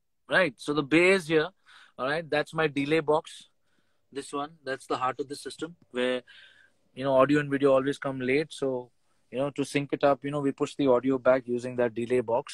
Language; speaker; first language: English; native; English